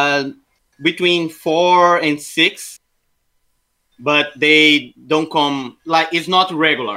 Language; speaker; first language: English; non-native, fluent; Portuguese